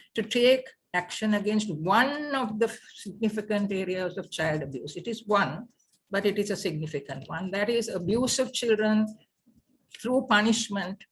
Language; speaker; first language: English; non-native, local second language; Sinhala